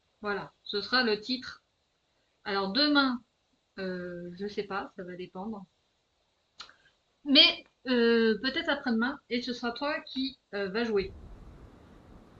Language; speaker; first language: French; native; French